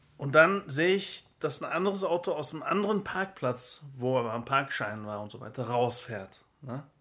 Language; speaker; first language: German; early bilingual, other home language; Turkish